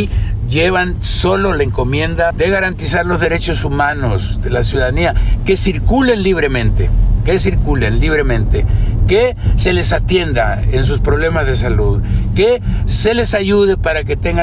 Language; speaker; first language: Spanish; native; Spanish